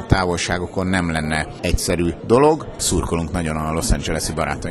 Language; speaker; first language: Hungarian; native; Hungarian